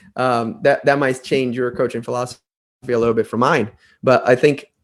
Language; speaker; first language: English; non-native, fluent; Portuguese